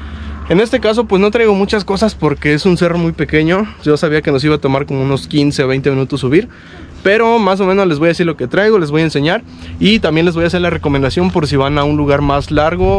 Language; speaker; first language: Spanish; native; Spanish